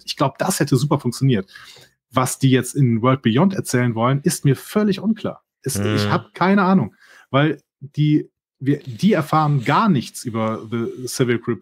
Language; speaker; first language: German; native; German